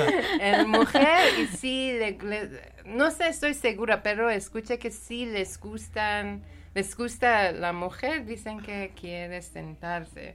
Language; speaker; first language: Spanish; non-native, learner; Persian